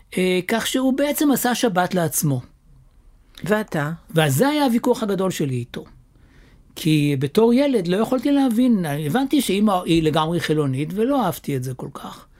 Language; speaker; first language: Hebrew; native; Hebrew